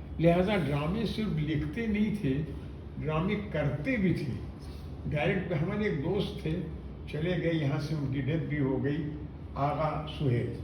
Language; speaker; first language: Urdu; native; Urdu